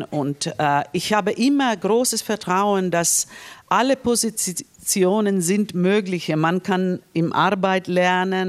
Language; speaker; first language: German; non-native, fluent; Finnish